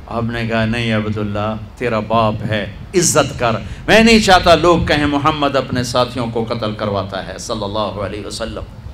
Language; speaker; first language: Urdu; non-native, local second language; Punjabi